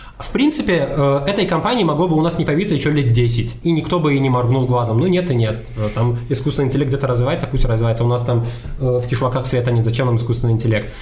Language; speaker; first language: Russian; non-native, local second language; Tajik